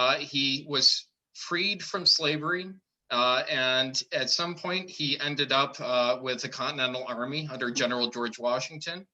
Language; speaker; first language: English; native; English